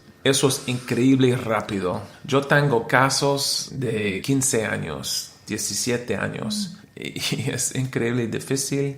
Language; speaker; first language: Spanish; non-native, learner; English